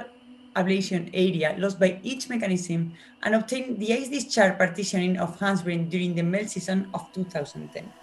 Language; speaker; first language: English; non-native, fluent; Spanish